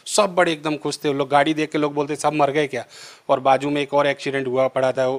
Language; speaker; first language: Hindi; native; Hindi